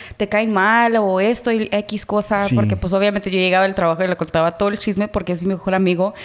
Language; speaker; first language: Spanish; early bilingual, heritage; Spanish